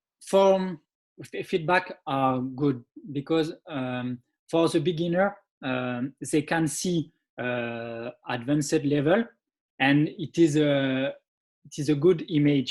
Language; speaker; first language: English; non-native, learner; French